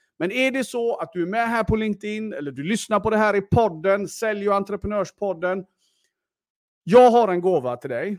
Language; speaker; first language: Swedish; early bilingual, other home language; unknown